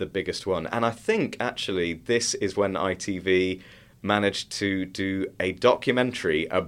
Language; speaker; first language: English; native; English